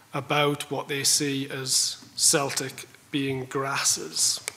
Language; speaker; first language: English; native; English